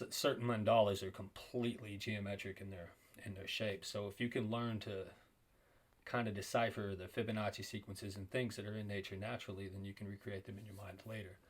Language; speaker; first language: English; native; English